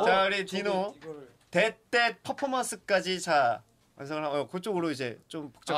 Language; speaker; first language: Korean; native; Korean